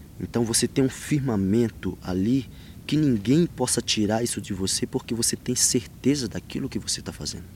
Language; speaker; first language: Portuguese; non-native, local second language; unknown